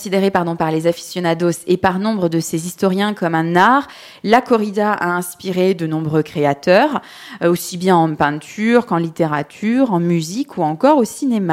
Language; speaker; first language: French; native; French